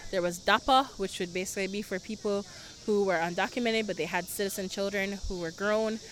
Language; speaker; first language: English; early bilingual, other home language; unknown